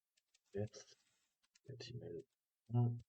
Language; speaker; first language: English; non-native, fluent; French